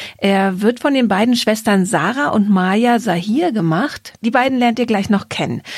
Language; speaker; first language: German; native; German